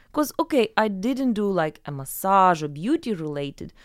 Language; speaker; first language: English; non-native, fluent; Ukrainian